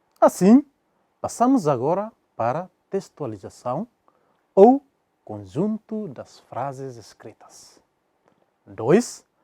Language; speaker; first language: Portuguese; non-native, local second language; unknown